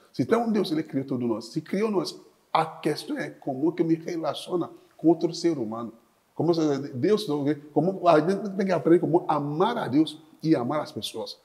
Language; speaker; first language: Portuguese; non-native, fluent; Yoruba